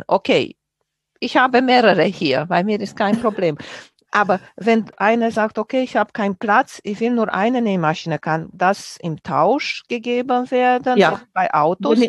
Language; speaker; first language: German; non-native, fluent; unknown